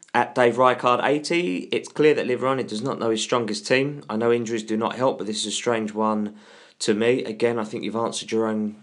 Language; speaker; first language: English; native; English